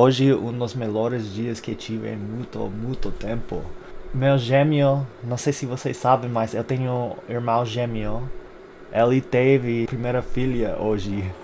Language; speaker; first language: Portuguese; non-native, fluent; English